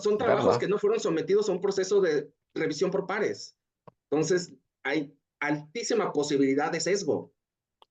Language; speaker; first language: Spanish; native; Spanish